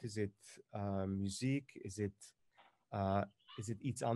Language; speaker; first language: Dutch; non-native, fluent; Greek